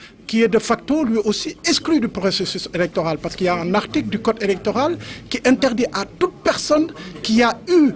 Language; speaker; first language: French; non-native, local second language; Wolof